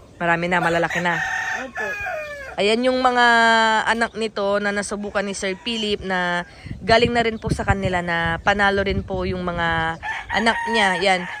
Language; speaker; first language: Filipino; native; Filipino